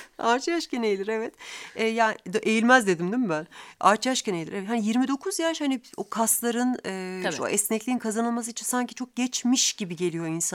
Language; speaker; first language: Turkish; native; Turkish